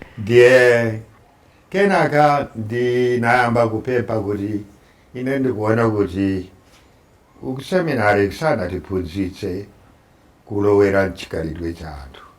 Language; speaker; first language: Nyanja; non-native, fluent; French